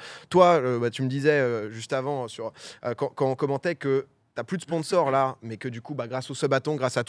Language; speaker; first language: French; native; French